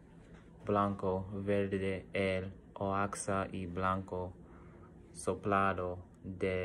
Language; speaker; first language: Spanish; non-native, learner; English